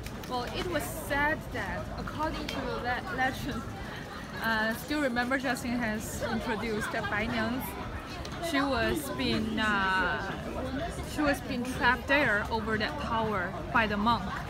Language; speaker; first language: English; non-native, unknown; Chinese